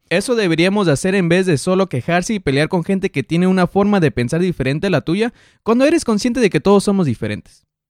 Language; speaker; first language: Spanish; native; Spanish